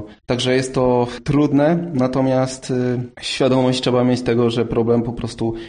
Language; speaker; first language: Polish; native; Polish